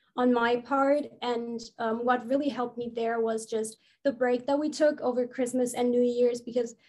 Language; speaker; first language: English; non-native, fluent; German